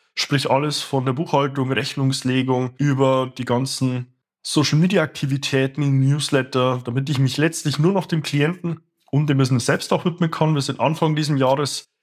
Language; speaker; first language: German; native; German